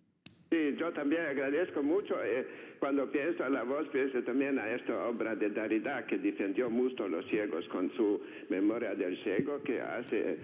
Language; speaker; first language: Spanish; non-native, fluent; Slovenian